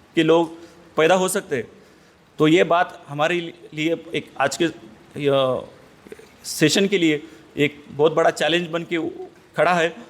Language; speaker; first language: Hindi; non-native, local second language; Marathi